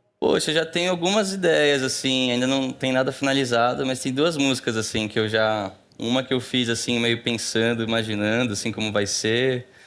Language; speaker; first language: Portuguese; native; Portuguese